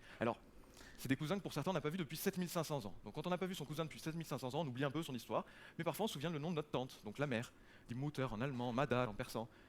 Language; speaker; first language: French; native; French